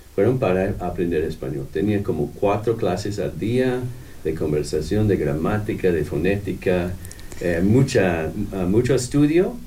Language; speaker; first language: Spanish; non-native, fluent; English